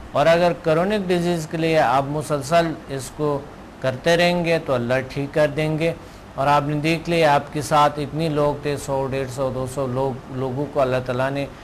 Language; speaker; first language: Urdu; non-native, local second language; Pashto